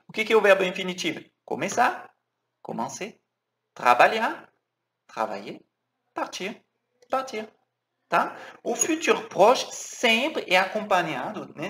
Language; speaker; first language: Portuguese; non-native, fluent; French